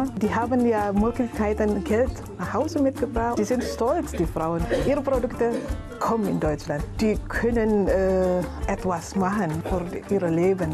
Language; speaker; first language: German; non-native, learner; Indonesian